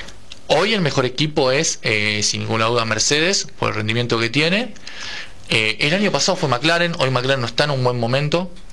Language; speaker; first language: Spanish; native; Spanish